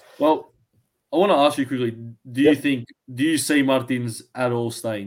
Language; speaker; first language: English; early bilingual, other home language; Greek